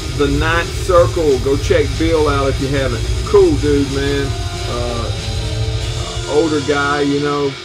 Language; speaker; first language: English; native; English